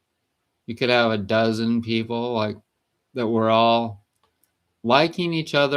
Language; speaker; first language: English; native; English